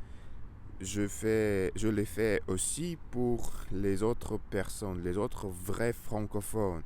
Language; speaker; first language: French; non-native, learner; Russian